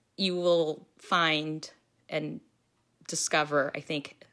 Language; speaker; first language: English; early bilingual, other home language; Filipino